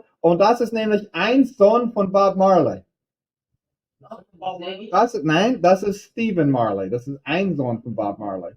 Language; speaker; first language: German; non-native, fluent; English